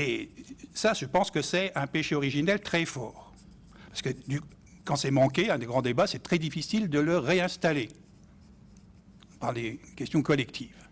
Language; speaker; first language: French; native; French